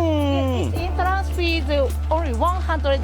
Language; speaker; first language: English; non-native, learner; Japanese